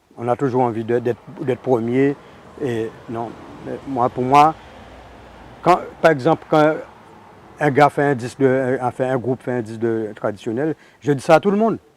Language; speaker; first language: French; native; French